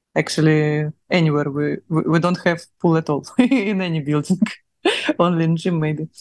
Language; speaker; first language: English; non-native, learner; Russian